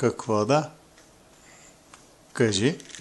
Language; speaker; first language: Bulgarian; native; Bulgarian